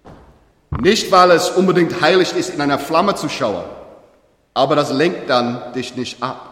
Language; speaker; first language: German; non-native, learner; English